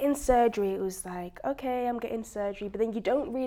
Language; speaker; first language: English; native; English